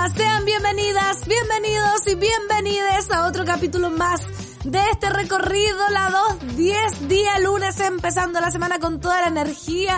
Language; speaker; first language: Spanish; native; Spanish